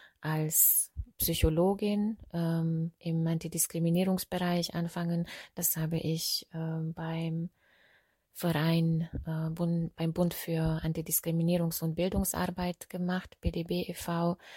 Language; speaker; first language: German; non-native, fluent; Hungarian